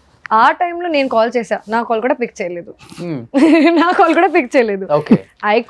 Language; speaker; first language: Telugu; non-native, local second language; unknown